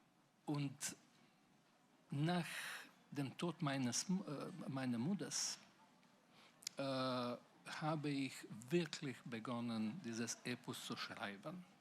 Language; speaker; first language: German; non-native, fluent; Slovenian